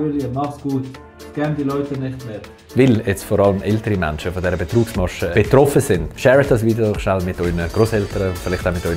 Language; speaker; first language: German; native; German